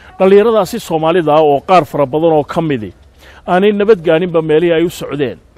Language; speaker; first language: Somali; native; Somali